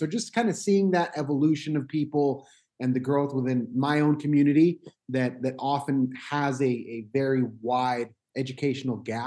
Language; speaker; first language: English; native; English